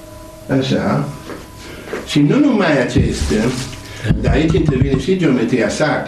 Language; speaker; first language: Romanian; non-native, learner; Italian